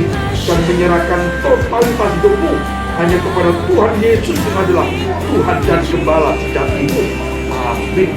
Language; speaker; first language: Indonesian; native; Indonesian